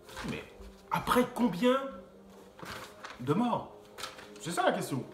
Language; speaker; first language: French; native; French